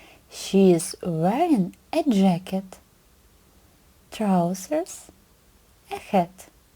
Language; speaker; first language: English; non-native, fluent; Ukrainian